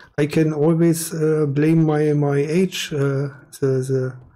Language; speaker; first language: English; non-native, fluent; German